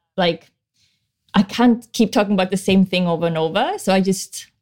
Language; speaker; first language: English; non-native, fluent; Swedish